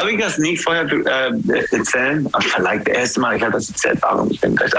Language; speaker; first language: German; non-native, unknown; English